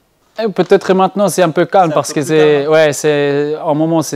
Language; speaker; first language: French; non-native, learner; German